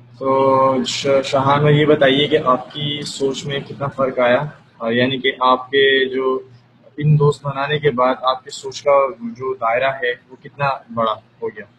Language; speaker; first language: Urdu; native; Urdu